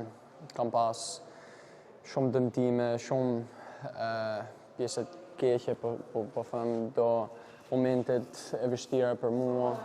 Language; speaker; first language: Albanian; early bilingual, heritage; Albanian